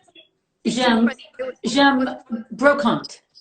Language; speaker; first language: French; non-native, learner; English